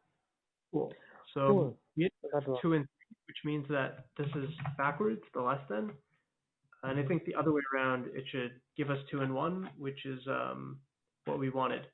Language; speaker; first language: English; native; English